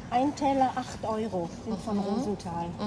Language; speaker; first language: German; native; German